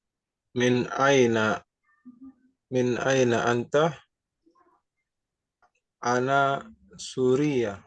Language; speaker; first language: Arabic; non-native, learner; Indonesian